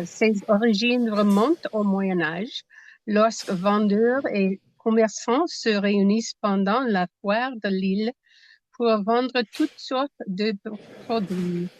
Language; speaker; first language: French; non-native, learner; English